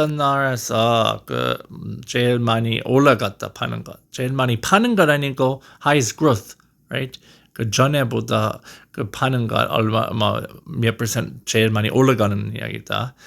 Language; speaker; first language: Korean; non-native, learner; English